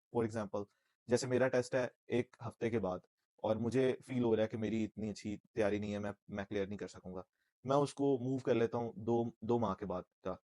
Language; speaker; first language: Urdu; non-native, local second language; Punjabi